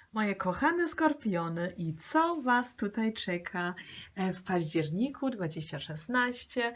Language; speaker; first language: Polish; early bilingual, heritage; Polish